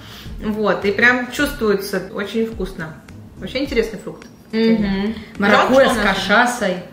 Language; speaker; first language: Russian; native; Russian